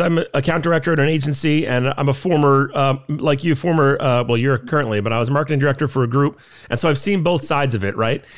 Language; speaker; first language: English; native; English